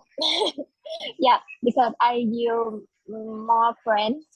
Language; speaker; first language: English; non-native, learner; Vietnamese